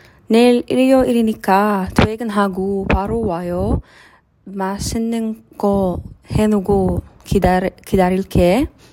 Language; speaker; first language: Korean; non-native, learner; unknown